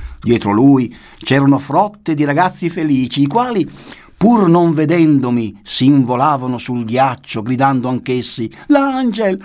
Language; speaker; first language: Italian; native; Italian